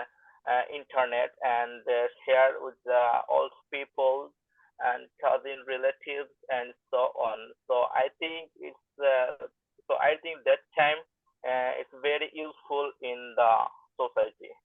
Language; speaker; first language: English; non-native, learner; Bangla